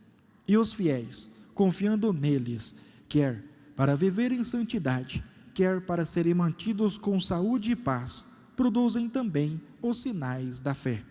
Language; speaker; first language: Portuguese; native; Portuguese